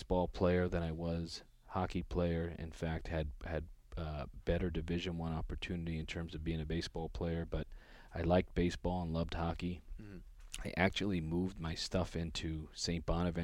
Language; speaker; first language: English; native; English